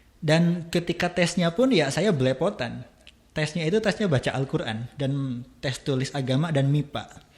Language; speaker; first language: Indonesian; non-native, local second language; Sundanese